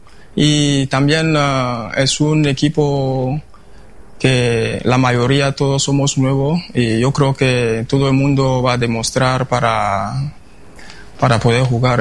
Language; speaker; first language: Spanish; non-native, fluent; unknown